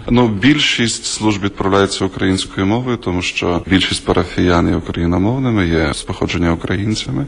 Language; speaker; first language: Ukrainian; native; Ukrainian